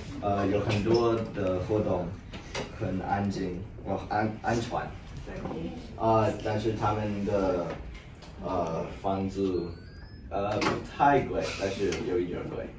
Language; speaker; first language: Chinese; non-native, learner; English